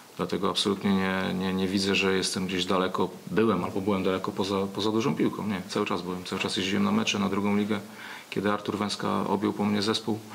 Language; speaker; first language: Polish; native; Polish